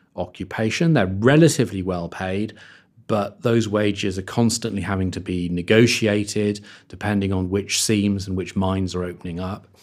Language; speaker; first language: English; native; English